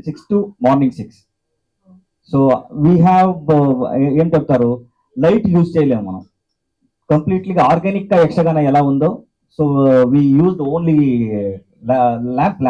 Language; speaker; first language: Telugu; non-native, learner; Kannada